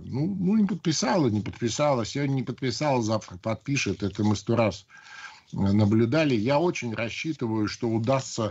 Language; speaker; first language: Russian; native; Russian